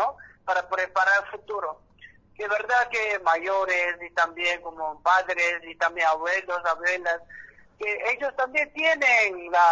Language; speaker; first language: Spanish; non-native, learner; Korean